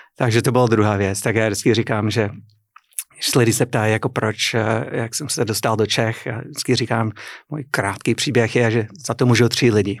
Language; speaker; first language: Czech; non-native, fluent; English